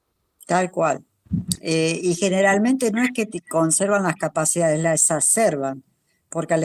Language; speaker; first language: Spanish; native; Spanish